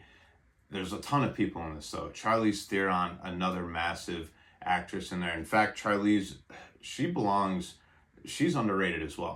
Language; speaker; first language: English; native; English